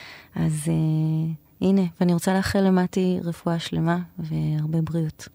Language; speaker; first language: Hebrew; native; Hebrew